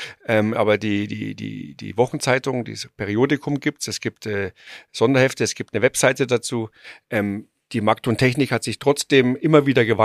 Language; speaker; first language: German; native; German